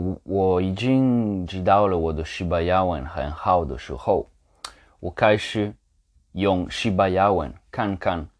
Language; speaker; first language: Chinese; non-native, learner; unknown